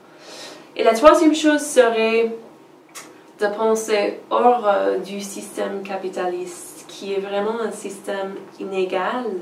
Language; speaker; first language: French; non-native, fluent; English